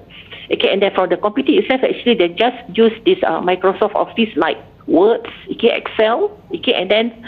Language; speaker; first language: English; non-native, local second language; Malay